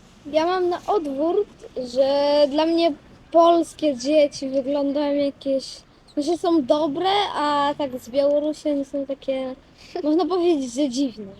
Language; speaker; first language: Polish; early bilingual, other home language; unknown